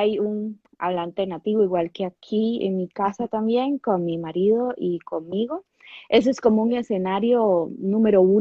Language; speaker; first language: Spanish; native; Spanish